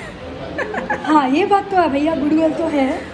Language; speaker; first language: Hindi; non-native, local second language; Telugu